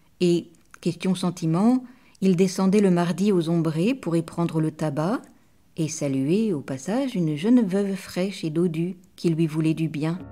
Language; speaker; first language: French; native; French